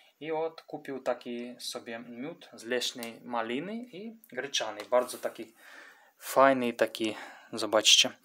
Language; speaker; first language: Polish; non-native, learner; Russian